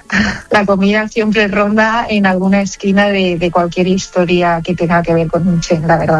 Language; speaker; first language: Spanish; native; Spanish